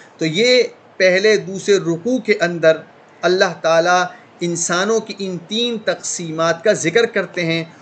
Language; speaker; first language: Urdu; native; Urdu